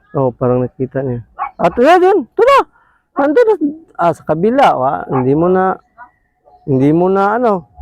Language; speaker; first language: Filipino; non-native, local second language; Cebuano